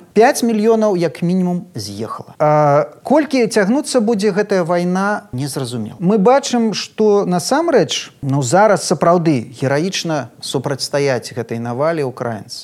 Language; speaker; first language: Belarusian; native; Belarusian